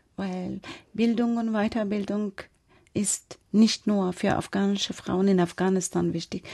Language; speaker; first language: German; non-native, fluent; Persian